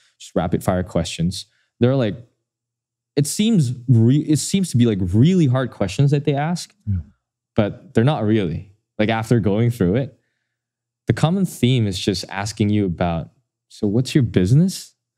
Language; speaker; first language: English; non-native, fluent; Indonesian